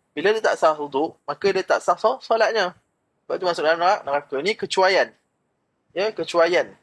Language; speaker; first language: Malay; native; Malay